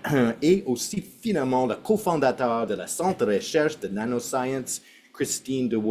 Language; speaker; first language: French; non-native, fluent; English